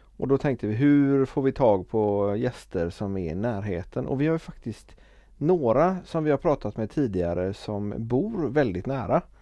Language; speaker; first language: Swedish; native; Swedish